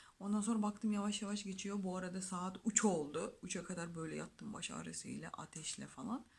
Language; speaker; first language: Turkish; non-native, fluent; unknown